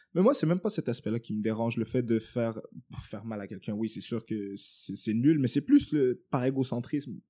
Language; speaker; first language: French; native; French